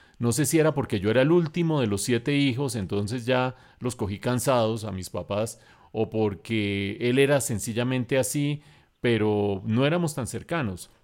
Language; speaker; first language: Spanish; native; Spanish